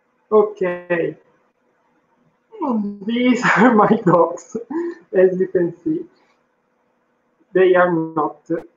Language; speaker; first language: English; non-native, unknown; Italian